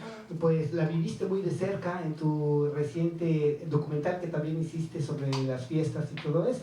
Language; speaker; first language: Spanish; native; Spanish